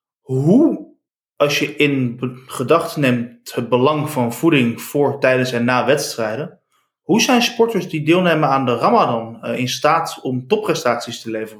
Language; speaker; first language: Dutch; native; Dutch